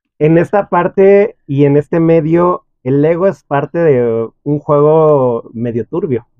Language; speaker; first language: Spanish; native; Spanish